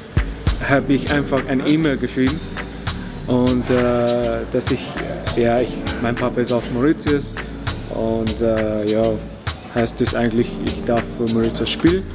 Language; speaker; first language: German; non-native, learner; English